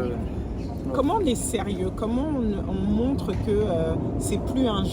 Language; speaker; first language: French; native; French